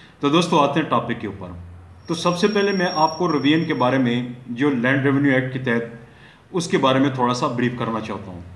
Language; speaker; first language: Urdu; native; Urdu